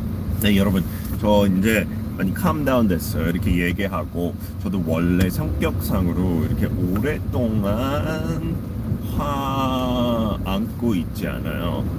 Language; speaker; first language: Korean; non-native, fluent; English